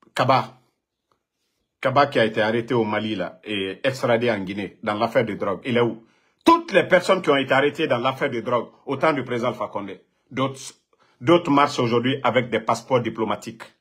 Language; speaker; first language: French; non-native, local second language; Mandingo